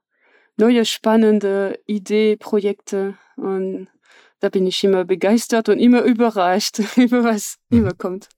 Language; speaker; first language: German; non-native, fluent; French